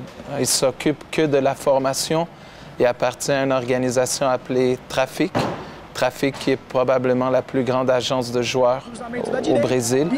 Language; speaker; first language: French; non-native, local second language; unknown